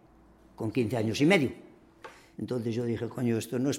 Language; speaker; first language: Spanish; native; Spanish